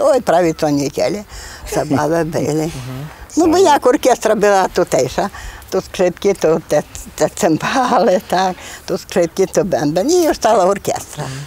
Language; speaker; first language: Polish; non-native, local second language; Ukrainian